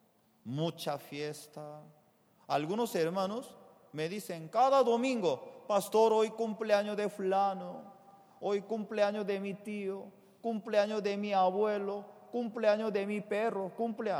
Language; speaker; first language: Spanish; non-native, fluent; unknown